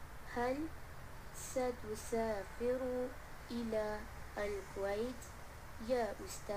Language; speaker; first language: Arabic; non-native, learner; Malay